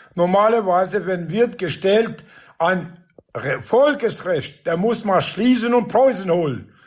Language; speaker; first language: German; non-native, fluent; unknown